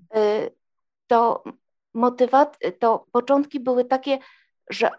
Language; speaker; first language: Polish; native; Polish